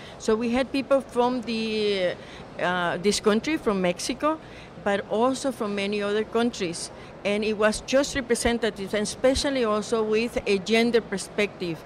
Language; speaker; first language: English; non-native, fluent; Spanish